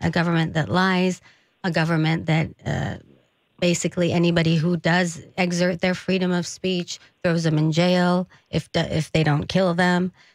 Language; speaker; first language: English; early bilingual, other home language; Persian